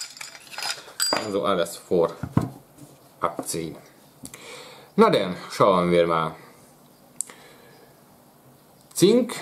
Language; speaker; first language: German; non-native, learner; Hungarian